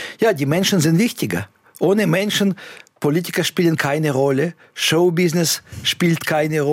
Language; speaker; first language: German; non-native, fluent; Russian